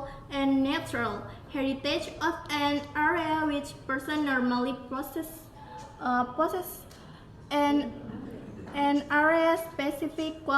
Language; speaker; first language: English; non-native, learner; Indonesian